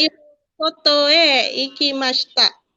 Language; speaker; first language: Japanese; non-native, learner; Malay